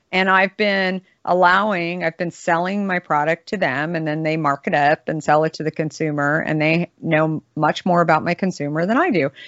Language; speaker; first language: English; native; English